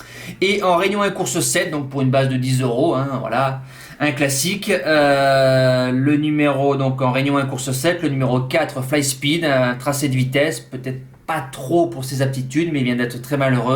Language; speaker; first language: French; native; French